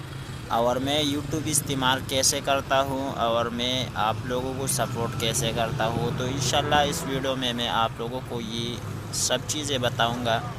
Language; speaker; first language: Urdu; non-native, local second language; Pashto